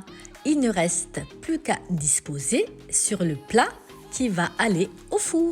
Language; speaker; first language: French; native; French